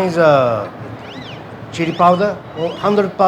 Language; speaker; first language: English; non-native, learner; Japanese